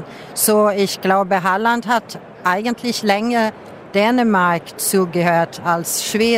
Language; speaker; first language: German; non-native, fluent; Swedish